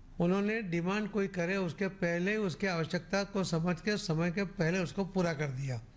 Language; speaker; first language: Hindi; non-native, local second language; Marathi